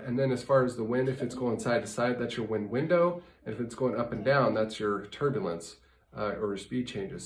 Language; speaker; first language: English; native; English